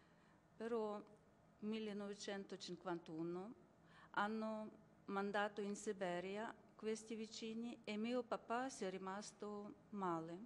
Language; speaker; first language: Italian; non-native, learner; Ukrainian